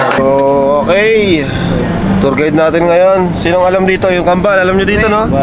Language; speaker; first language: Filipino; native; Filipino